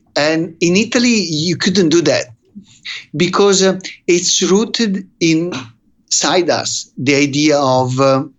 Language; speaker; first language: English; non-native, fluent; Italian